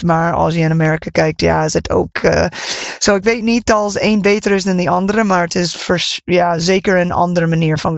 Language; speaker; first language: Dutch; non-native, fluent; English